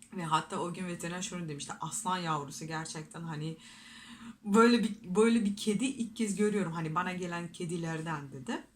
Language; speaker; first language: Turkish; non-native, fluent; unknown